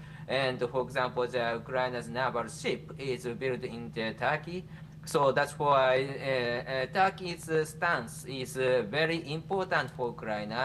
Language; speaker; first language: English; non-native, fluent; Japanese